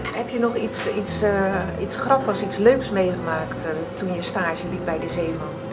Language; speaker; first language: Dutch; native; Dutch